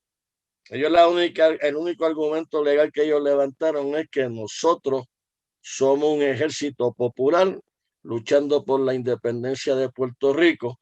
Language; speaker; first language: Spanish; native; Spanish